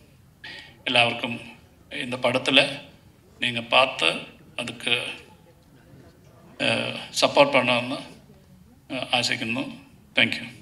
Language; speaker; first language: Tamil; non-native, learner; Malayalam